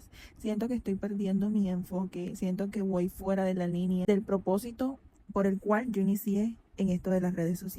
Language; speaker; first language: Spanish; native; Spanish